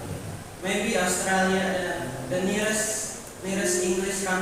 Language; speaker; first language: English; non-native, learner; Indonesian